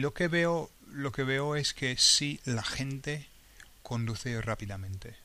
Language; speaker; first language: Spanish; non-native, fluent; English